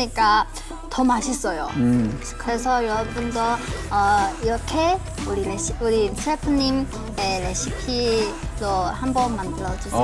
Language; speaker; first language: Korean; non-native, learner; Chinese